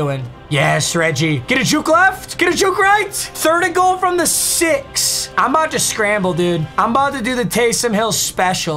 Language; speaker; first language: English; native; English